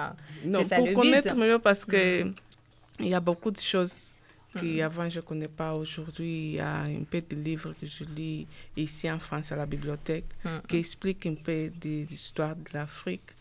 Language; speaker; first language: French; non-native, learner; Portuguese